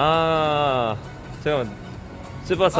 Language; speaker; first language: Japanese; non-native, learner; Korean